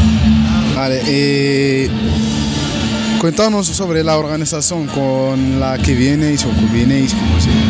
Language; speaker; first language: Spanish; non-native, learner; Arabic